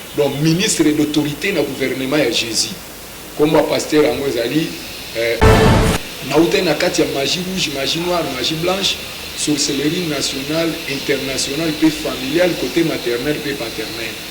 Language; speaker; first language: Lingala; native; Lingala